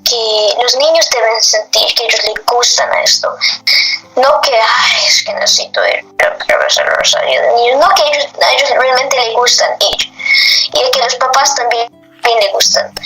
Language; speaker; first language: Spanish; non-native, fluent; English